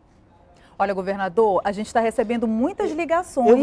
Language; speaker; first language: Portuguese; native; Portuguese